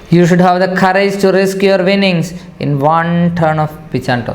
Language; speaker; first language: English; non-native, local second language; Malayalam